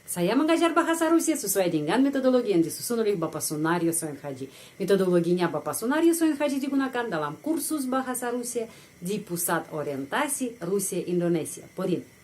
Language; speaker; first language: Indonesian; non-native, fluent; Russian